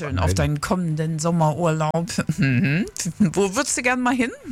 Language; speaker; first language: German; native; German